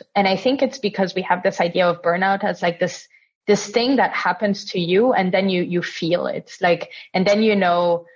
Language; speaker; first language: English; non-native, fluent; Italian